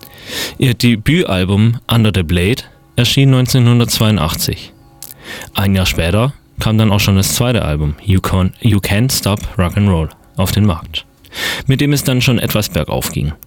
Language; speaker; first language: German; native; German